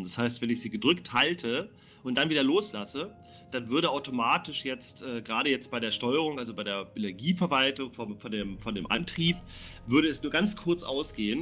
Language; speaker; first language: German; native; German